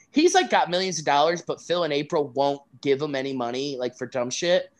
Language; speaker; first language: English; native; English